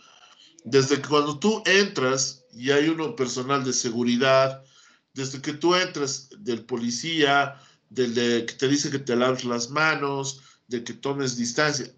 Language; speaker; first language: Spanish; native; Spanish